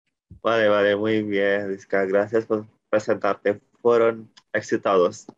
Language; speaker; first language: Spanish; non-native, learner; Indonesian